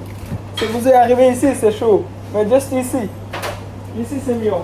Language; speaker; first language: French; non-native, learner; Bangla